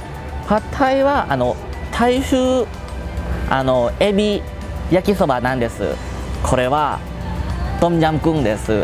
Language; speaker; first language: Japanese; non-native, learner; Thai